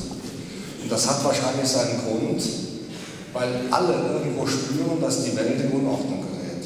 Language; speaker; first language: German; native; German